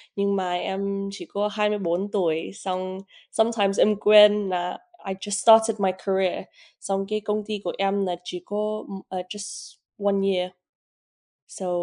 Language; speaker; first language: Vietnamese; early bilingual, heritage; Vietnamese